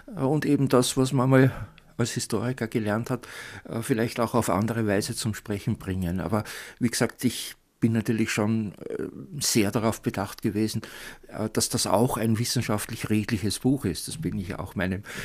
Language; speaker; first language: German; native; German